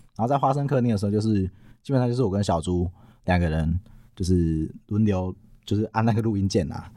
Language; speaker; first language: Chinese; non-native, local second language; Min Nan Chinese